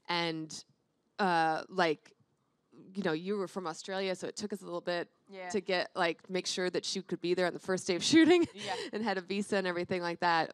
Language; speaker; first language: English; native; English